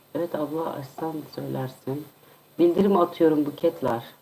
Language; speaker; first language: Turkish; native; Turkish